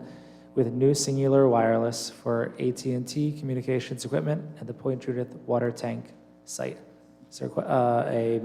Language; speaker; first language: English; native; English